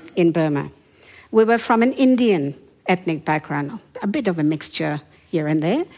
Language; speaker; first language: English; non-native, fluent; Hindi